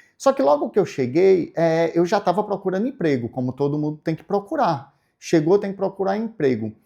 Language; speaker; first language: Portuguese; native; Portuguese